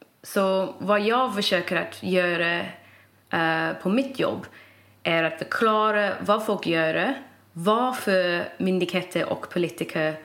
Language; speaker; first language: Swedish; non-native, fluent; English